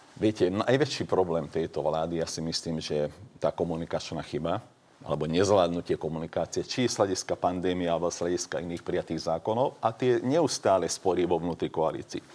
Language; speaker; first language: Slovak; non-native, local second language; Hungarian